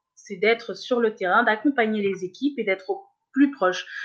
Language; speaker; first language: French; early bilingual, other home language; Kabuverdianu